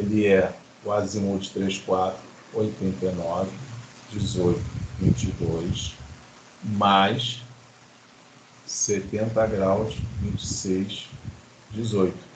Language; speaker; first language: Portuguese; native; Portuguese